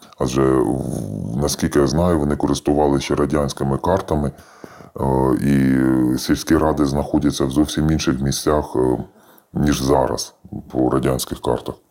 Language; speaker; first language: Ukrainian; native; Ukrainian